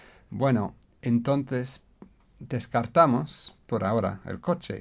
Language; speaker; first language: Spanish; non-native, fluent; English